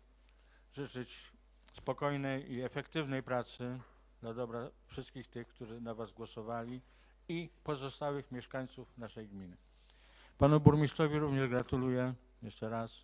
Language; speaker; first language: Polish; native; Polish